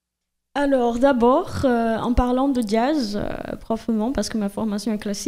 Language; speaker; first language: French; non-native, fluent; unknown